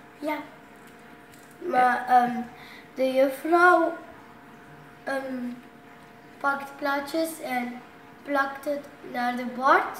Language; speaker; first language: Dutch; non-native, local second language; Papiamento